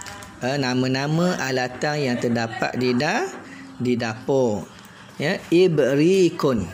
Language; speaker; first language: Malay; native; Malay